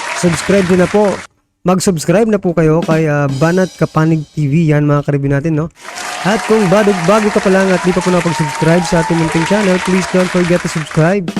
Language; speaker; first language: Filipino; non-native, local second language; Waray